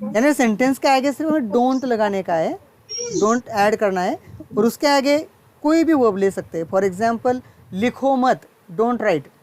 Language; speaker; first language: Hindi; non-native, local second language; Marathi